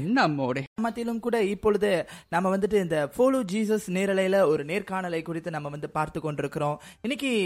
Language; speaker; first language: Tamil; native; Tamil